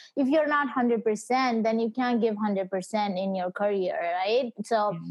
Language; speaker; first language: English; non-native, local second language; Nepali